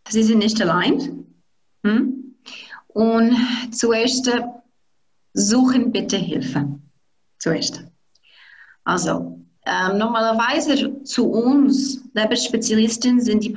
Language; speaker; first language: German; non-native, fluent; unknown